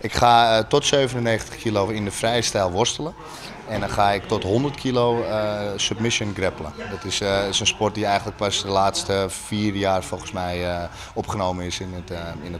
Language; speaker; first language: Dutch; native; Dutch